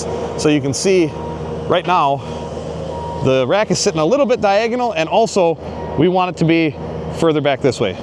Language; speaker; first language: English; native; English